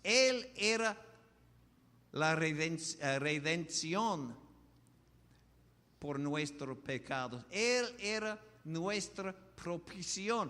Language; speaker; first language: Spanish; non-native, fluent; English